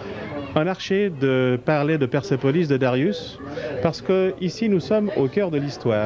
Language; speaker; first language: French; native; French